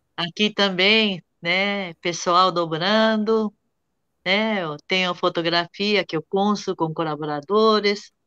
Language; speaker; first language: Portuguese; non-native, fluent; Japanese